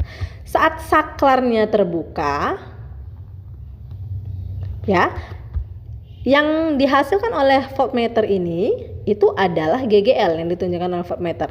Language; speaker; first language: Indonesian; native; Indonesian